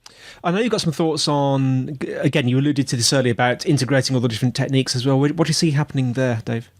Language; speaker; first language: English; native; English